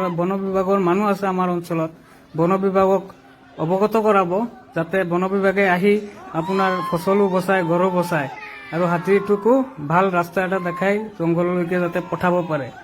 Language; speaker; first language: Assamese; non-native, local second language; Bangla